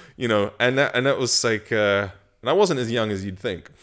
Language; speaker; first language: English; native; English